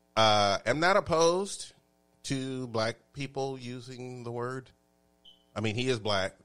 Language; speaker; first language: English; native; English